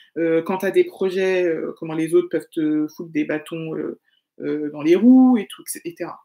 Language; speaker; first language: French; native; French